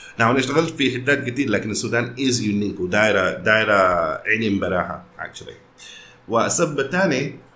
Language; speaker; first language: Arabic; early bilingual, heritage; Arabic